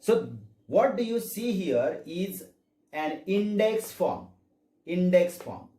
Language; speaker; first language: English; non-native, local second language; Marathi